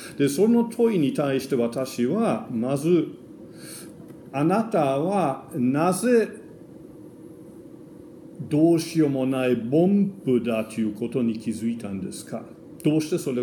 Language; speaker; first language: Japanese; non-native, fluent; German